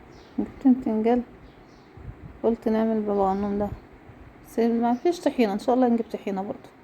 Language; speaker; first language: Arabic; native; Arabic